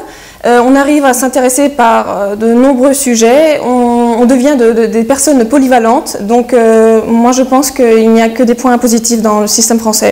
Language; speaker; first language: French; early bilingual, heritage; French